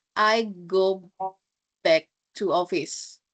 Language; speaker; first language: English; non-native, learner; Indonesian